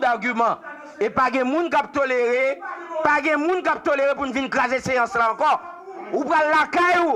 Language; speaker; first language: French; non-native, local second language; Haitian Creole